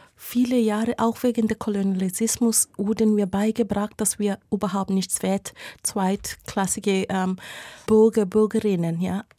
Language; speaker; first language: German; non-native, fluent; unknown